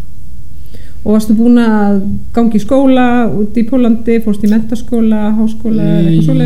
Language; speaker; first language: Icelandic; native; Icelandic